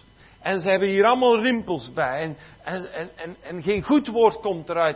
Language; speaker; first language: Dutch; native; Dutch